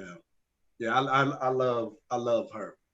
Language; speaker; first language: English; native; English